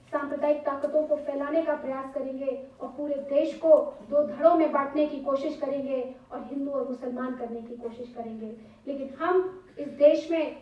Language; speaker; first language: Hindi; native; Hindi